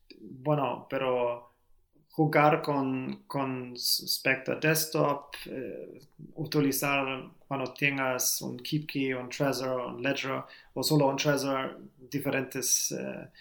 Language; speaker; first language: Spanish; non-native, learner; German